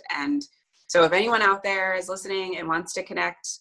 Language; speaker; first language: English; native; English